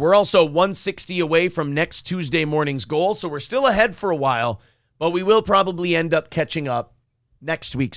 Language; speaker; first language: English; native; English